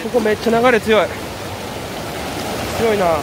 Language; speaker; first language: Japanese; native; Japanese